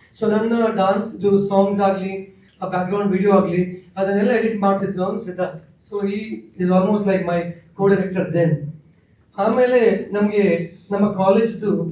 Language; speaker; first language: Kannada; non-native, local second language; Tulu